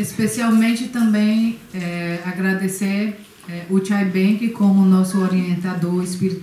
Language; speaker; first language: Spanish; non-native, learner; Portuguese